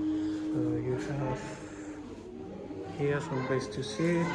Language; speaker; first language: English; non-native, learner; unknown